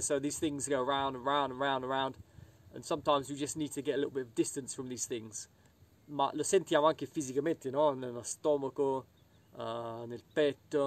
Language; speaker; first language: English; native; English